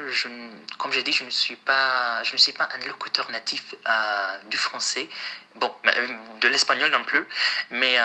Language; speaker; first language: French; non-native, fluent; Arabic